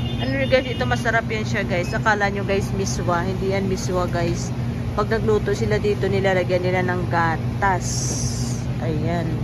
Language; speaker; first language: Filipino; non-native, local second language; Hiligaynon